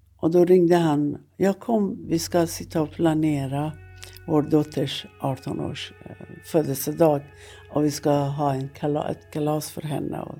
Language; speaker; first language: Swedish; non-native, fluent; Persian